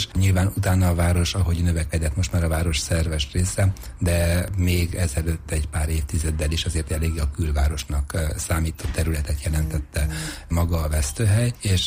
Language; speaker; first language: Hungarian; native; Hungarian